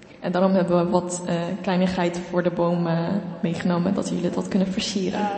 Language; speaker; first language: Dutch; non-native, fluent; Ukrainian